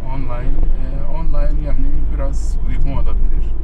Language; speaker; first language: Turkish; non-native, fluent; Yoruba